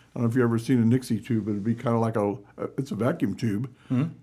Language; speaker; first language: English; native; English